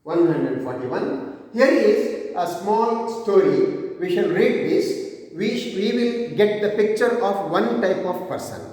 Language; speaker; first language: English; non-native, local second language; Kannada